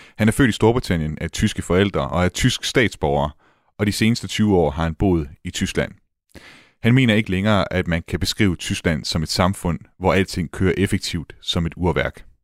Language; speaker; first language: Danish; native; Danish